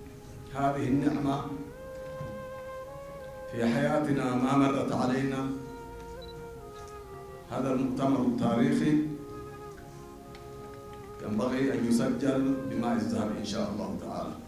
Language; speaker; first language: Arabic; non-native, fluent; Amharic